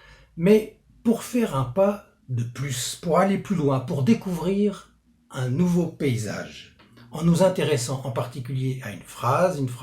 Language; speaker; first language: French; native; French